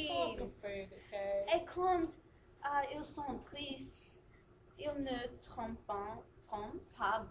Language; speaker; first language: French; non-native, learner; English